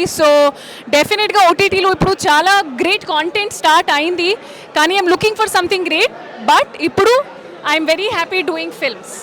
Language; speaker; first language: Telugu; non-native, learner; Hindi